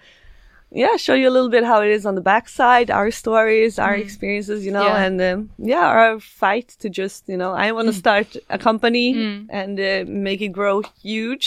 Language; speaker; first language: English; non-native, fluent; Swedish